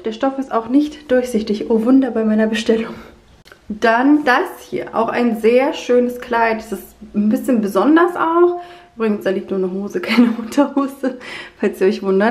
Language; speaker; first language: German; native; German